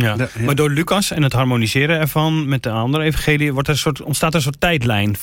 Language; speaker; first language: Dutch; native; Dutch